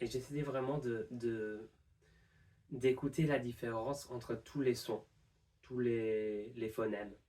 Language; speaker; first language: French; non-native, fluent; English